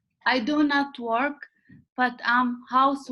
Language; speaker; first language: English; non-native, learner; Arabic